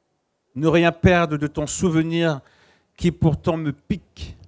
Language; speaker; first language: French; native; French